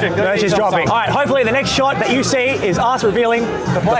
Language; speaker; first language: English; native; English